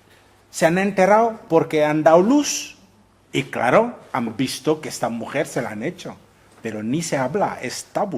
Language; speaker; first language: Spanish; non-native, fluent; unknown